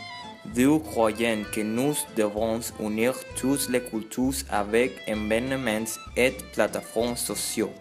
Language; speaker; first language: French; non-native, learner; Spanish